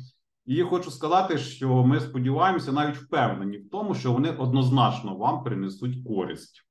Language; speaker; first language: Ukrainian; native; Ukrainian